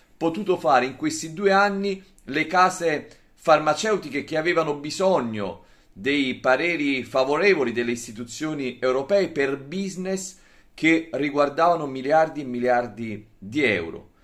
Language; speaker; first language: Italian; native; Italian